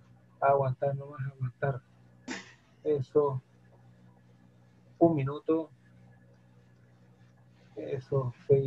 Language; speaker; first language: Spanish; native; Spanish